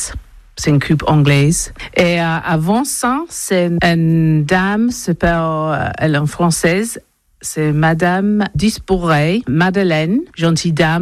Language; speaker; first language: French; non-native, learner; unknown